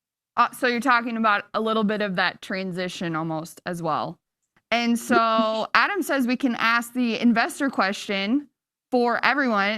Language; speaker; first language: English; native; English